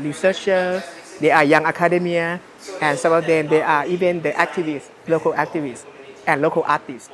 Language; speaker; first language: English; non-native, fluent; Thai